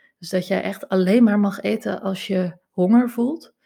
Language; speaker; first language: Dutch; native; Dutch